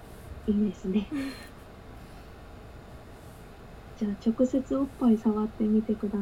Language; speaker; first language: Japanese; native; Japanese